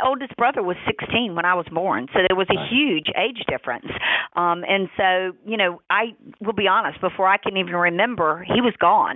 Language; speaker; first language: English; native; English